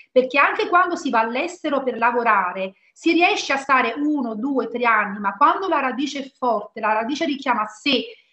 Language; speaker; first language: Italian; native; Italian